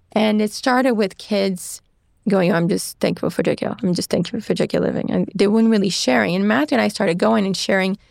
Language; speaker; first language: English; non-native, fluent; Portuguese